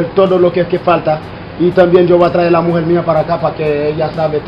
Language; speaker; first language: Spanish; non-native, fluent; Haitian Creole